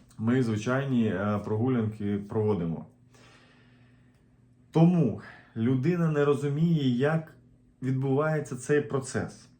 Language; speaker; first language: Ukrainian; native; Ukrainian